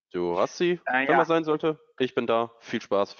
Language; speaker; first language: German; native; German